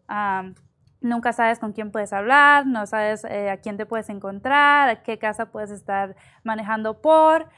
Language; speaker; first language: Spanish; early bilingual, heritage; Spanish